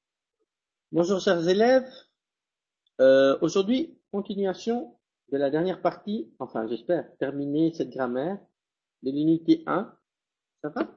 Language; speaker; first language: French; non-native, fluent; Spanish